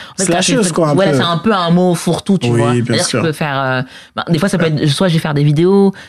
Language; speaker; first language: French; native; French